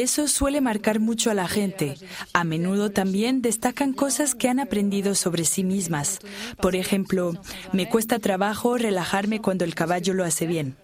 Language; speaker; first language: Spanish; non-native, fluent; French